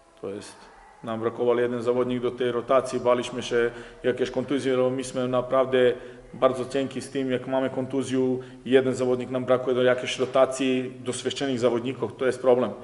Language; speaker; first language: Polish; non-native, fluent; Serbian